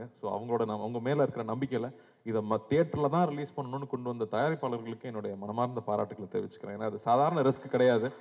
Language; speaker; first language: Tamil; native; Tamil